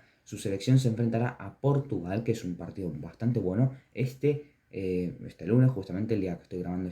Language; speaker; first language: Spanish; native; Spanish